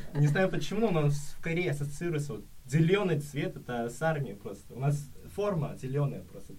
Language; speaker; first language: Russian; early bilingual, other home language; Korean